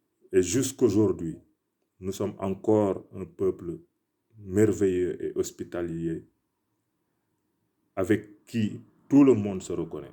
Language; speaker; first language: French; non-native, local second language; Wolof